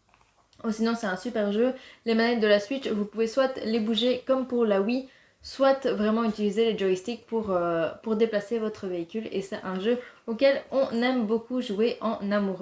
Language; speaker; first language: French; native; French